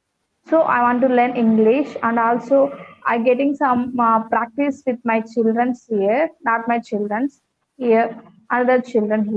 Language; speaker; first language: English; non-native, learner; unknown